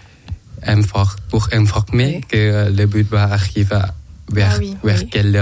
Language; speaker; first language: French; non-native, learner; Thai